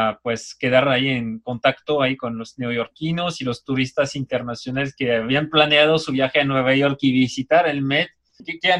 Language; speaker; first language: Spanish; native; Spanish